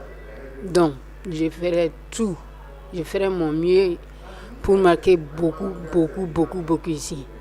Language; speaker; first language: French; non-native, local second language; Bambara